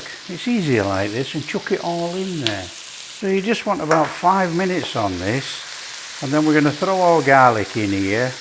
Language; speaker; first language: English; native; English